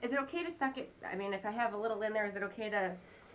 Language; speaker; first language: English; native; English